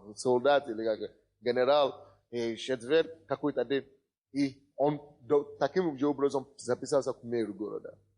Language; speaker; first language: Russian; non-native, fluent; Yoruba